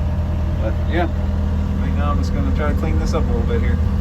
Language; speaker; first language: English; native; English